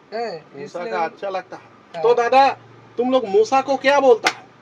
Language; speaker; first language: Hindi; non-native, local second language; Bangla